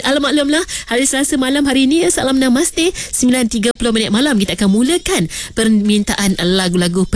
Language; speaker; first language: Malay; native; Malay